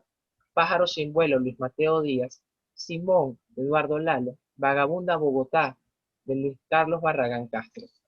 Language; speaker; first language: Spanish; native; Spanish